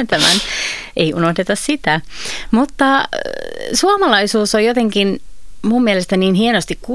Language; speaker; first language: Finnish; native; Finnish